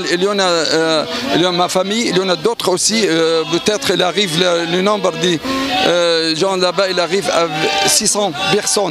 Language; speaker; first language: French; non-native, fluent; Arabic